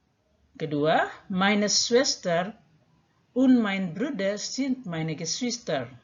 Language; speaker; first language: German; non-native, fluent; Indonesian